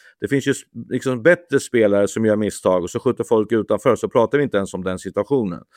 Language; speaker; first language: Swedish; native; Swedish